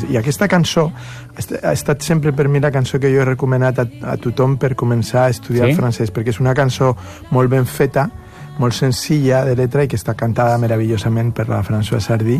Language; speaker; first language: Catalan; non-native, fluent; Spanish